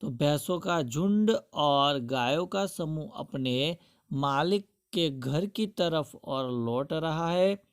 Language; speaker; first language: Hindi; non-native, local second language; Gujarati